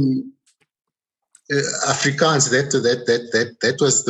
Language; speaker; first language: English; non-native, local second language; Afrikaans